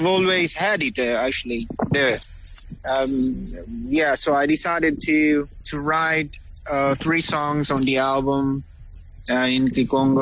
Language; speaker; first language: English; non-native, fluent; Kongo